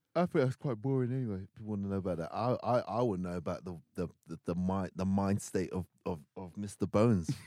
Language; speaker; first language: English; native; English